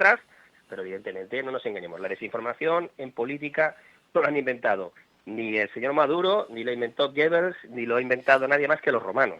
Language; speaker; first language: Spanish; native; Spanish